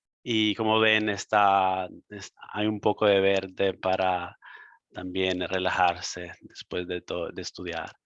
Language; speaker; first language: Spanish; non-native, fluent; Italian